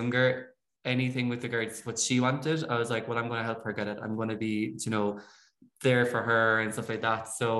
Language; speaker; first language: English; native; English